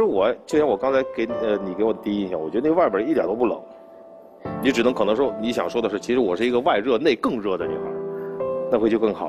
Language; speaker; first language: Chinese; native; Chinese